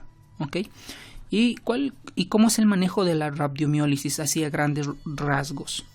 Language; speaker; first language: Spanish; native; Spanish